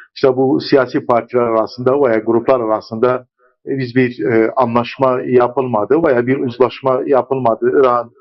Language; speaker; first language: Turkish; early bilingual, heritage; Arabic